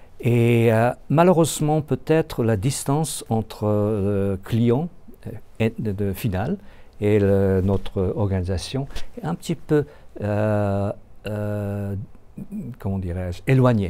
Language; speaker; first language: French; non-native, learner; Japanese